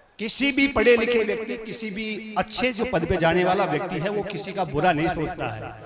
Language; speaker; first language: Hindi; native; Hindi